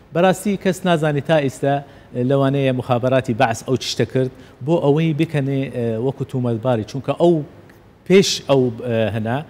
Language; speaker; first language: Central Kurdish; non-native, local second language; Southern Kurdish